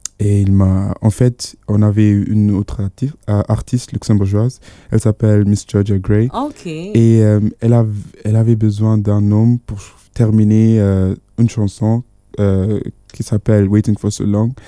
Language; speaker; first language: French; non-native, fluent; Yoruba